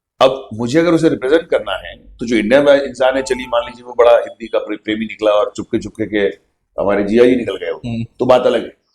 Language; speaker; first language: Hindi; non-native, local second language; Punjabi